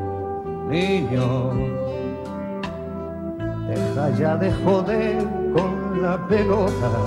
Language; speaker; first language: Spanish; native; Spanish